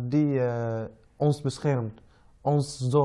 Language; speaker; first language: Dutch; non-native, learner; Arabic